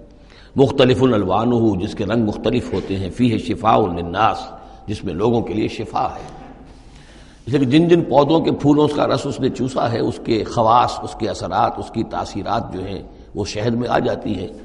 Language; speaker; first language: Urdu; native; Urdu